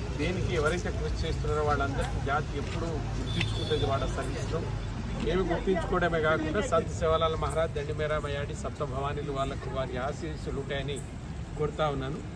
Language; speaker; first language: Telugu; non-native, local second language; Lambadi